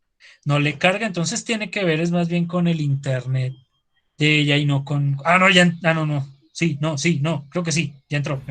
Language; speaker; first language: Spanish; native; Spanish